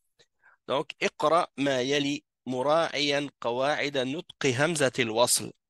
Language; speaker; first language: Arabic; non-native, fluent; French